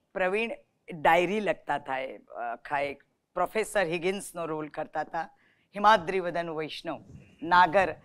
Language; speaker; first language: Gujarati; non-native, local second language; Marathi